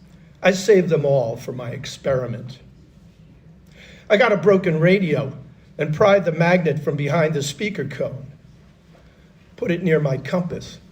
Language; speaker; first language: English; native; English